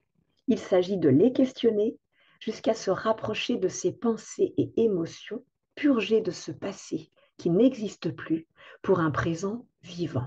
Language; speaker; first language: French; native; French